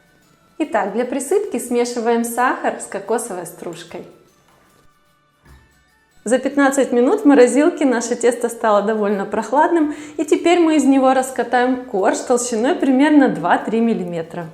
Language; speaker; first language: Russian; native; Russian